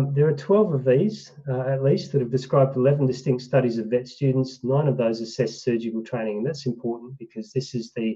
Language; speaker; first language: English; native; English